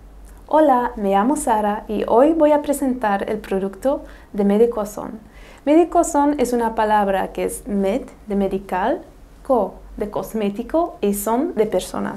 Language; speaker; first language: Spanish; non-native, fluent; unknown